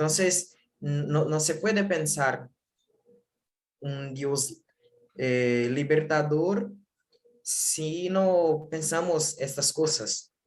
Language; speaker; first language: Spanish; non-native, learner; Portuguese